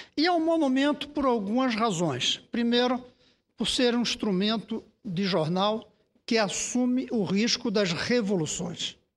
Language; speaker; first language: Portuguese; native; Portuguese